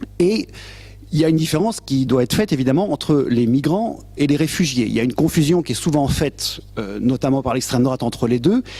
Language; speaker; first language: French; native; French